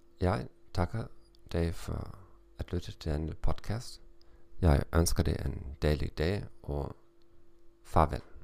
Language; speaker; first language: Norwegian; non-native, learner; German